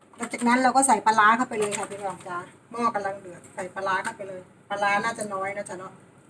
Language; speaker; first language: Thai; native; Thai